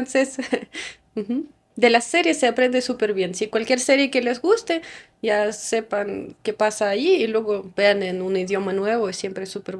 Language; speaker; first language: Spanish; non-native, fluent; Russian